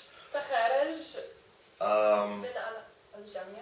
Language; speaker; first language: Arabic; non-native, learner; English